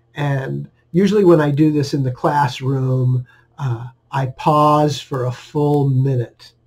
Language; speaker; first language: English; native; English